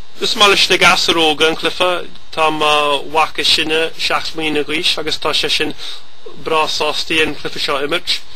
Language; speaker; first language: Irish; native; Irish